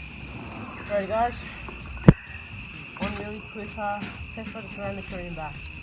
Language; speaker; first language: English; native; English